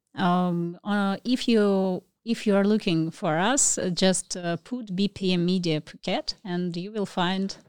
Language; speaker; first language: English; non-native, learner; Russian